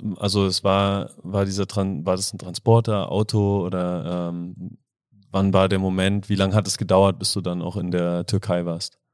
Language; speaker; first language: German; native; German